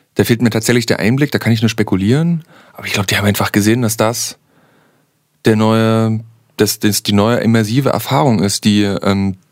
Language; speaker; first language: German; native; German